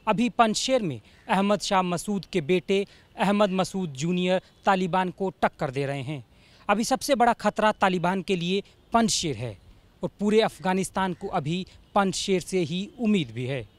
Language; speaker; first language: Hindi; native; Hindi